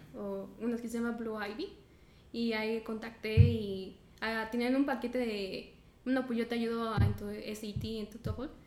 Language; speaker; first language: Spanish; native; Spanish